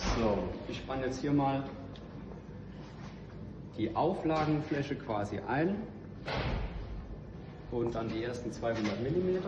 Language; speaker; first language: German; native; German